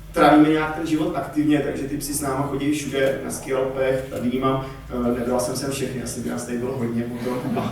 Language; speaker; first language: Czech; native; Czech